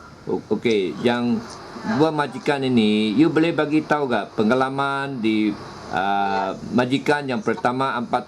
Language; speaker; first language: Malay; non-native, local second language; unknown